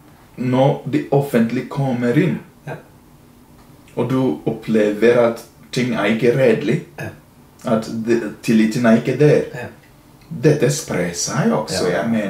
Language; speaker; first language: Norwegian; non-native, fluent; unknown